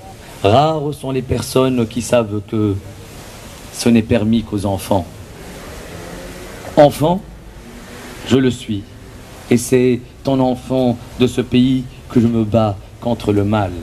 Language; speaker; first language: French; non-native, local second language; Arabic